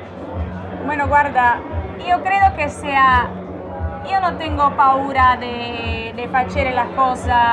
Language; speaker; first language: Italian; non-native, learner; Portuguese